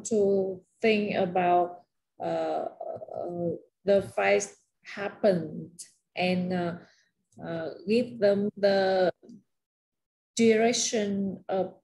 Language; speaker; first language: English; non-native, learner; Vietnamese